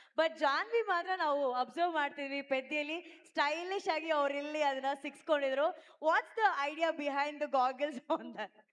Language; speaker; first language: Kannada; native; Kannada